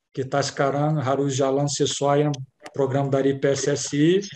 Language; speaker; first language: Indonesian; non-native, learner; Portuguese